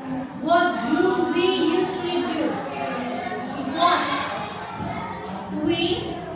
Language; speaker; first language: English; non-native, local second language; Indonesian